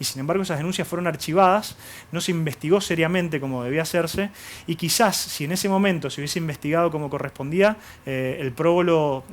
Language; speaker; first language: Spanish; native; Spanish